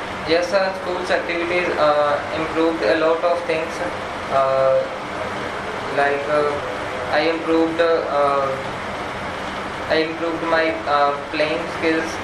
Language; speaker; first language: English; non-native, learner; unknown